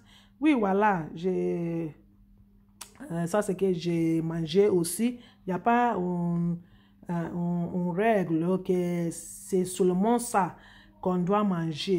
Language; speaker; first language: French; non-native, fluent; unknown